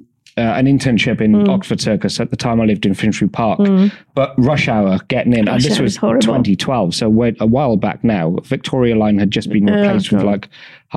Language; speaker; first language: English; native; English